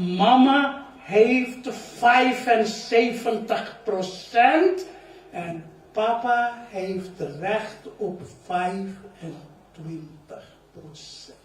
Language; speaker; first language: Dutch; non-native, learner; Urdu